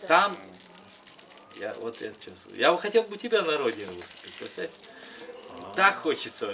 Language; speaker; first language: Russian; non-native, local second language; Kyrgyz